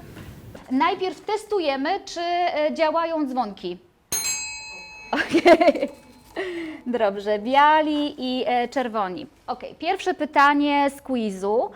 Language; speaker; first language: Polish; non-native, fluent; Slovenian